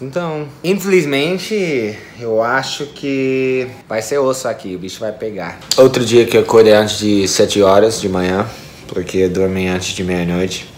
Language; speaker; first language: Portuguese; non-native, fluent; English